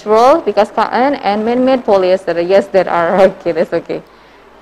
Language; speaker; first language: English; non-native, learner; Indonesian